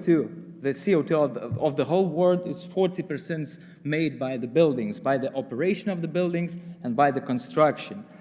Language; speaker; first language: English; non-native, fluent; Lithuanian